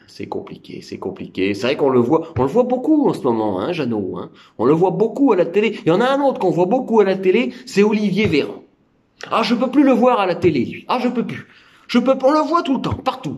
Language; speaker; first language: French; native; French